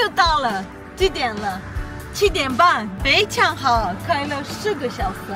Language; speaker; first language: Chinese; non-native, learner; Armenian